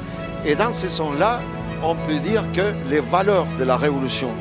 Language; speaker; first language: French; non-native, fluent; Spanish